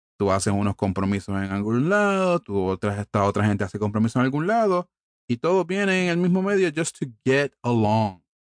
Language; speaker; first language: Spanish; early bilingual, heritage; Spanish